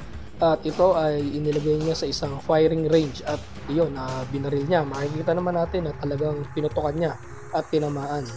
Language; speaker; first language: Filipino; native; Filipino